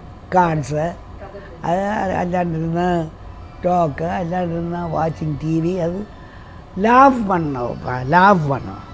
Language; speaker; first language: Tamil; non-native, local second language; Malayalam